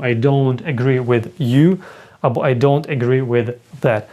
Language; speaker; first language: English; non-native, fluent; Ukrainian